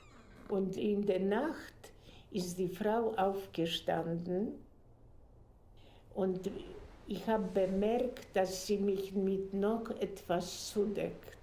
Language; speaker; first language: German; non-native, fluent; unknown